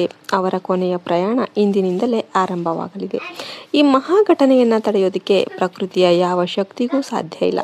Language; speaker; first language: Kannada; native; Kannada